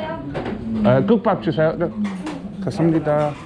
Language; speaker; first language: Korean; non-native, learner; English